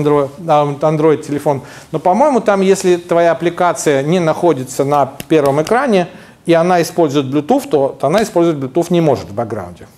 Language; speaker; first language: Russian; native; Russian